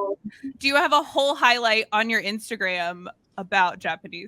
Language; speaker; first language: English; native; English